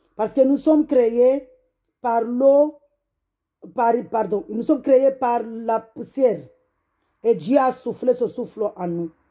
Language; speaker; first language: French; non-native, local second language; Comorian